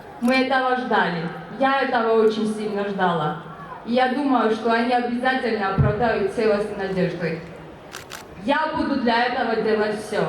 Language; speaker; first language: Russian; non-native, fluent; Georgian